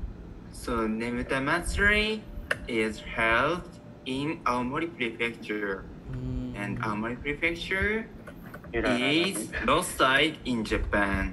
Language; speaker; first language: English; non-native, learner; Japanese